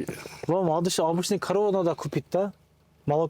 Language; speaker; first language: Russian; non-native, local second language; Kyrgyz